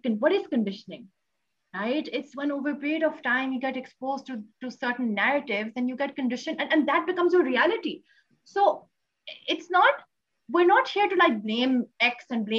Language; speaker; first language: English; non-native, local second language; Urdu